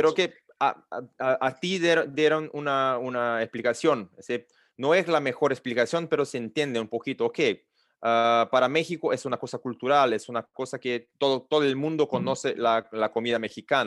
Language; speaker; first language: Spanish; non-native, learner; Portuguese